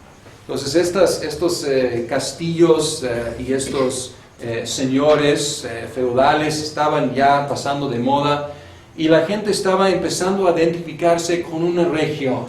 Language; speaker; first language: Spanish; non-native, fluent; English